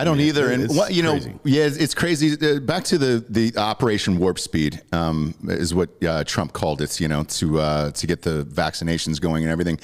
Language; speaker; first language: English; native; English